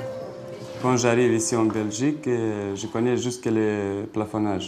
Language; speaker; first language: French; non-native, learner; Ukrainian